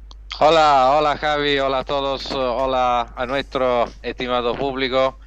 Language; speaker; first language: Spanish; non-native, fluent; Italian